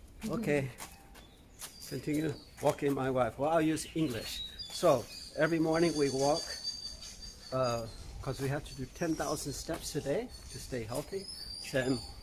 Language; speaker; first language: English; native; English